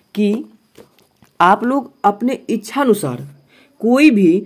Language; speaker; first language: Hindi; native; Hindi